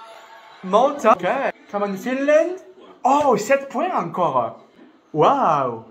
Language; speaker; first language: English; non-native, fluent; French